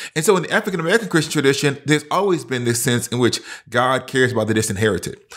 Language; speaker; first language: English; native; English